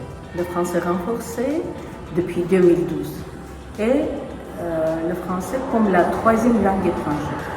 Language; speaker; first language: French; non-native, fluent; Armenian